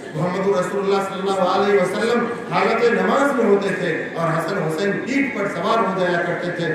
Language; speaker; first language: Urdu; native; Urdu